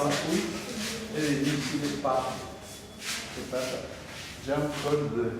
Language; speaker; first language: French; non-native, learner; Spanish